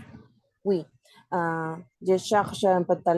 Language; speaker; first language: French; non-native, learner; Spanish